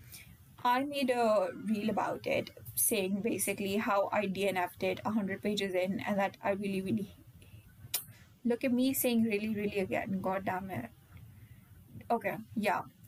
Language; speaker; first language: English; non-native, local second language; Hindi